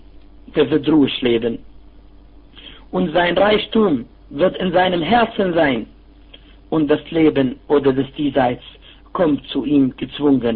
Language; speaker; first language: German; non-native, fluent; Arabic